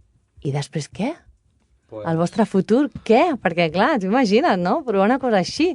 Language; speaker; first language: Catalan; native; Catalan